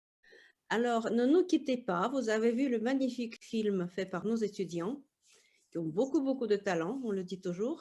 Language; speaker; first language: French; non-native, fluent; Russian